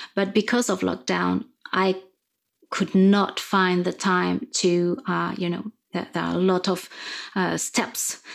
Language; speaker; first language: English; non-native, fluent; French